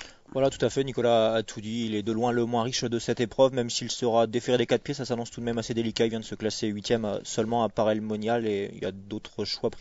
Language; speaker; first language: French; native; French